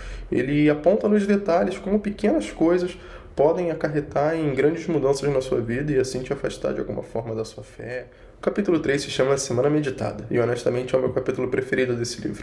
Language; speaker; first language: Portuguese; native; Portuguese